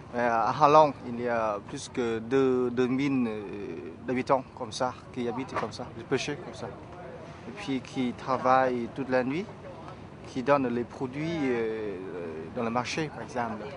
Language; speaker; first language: French; non-native, learner; Vietnamese